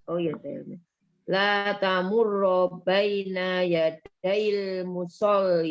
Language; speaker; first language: Arabic; non-native, learner; Indonesian